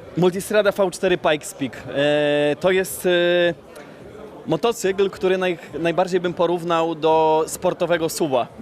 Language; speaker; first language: Polish; native; Polish